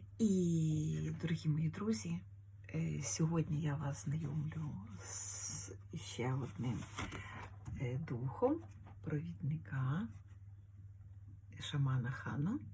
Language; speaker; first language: Ukrainian; native; Ukrainian